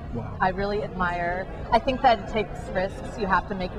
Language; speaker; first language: English; native; English